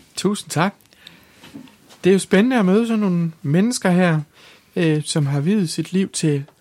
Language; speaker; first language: Danish; native; Danish